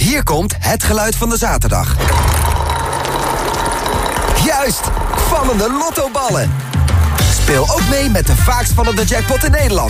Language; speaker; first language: Dutch; native; Dutch